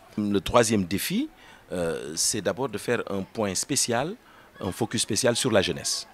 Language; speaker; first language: French; non-native, local second language; Fula